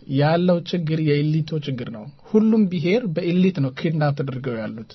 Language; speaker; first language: Amharic; non-native, local second language; Somali